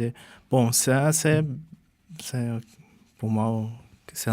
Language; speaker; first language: French; non-native, fluent; Portuguese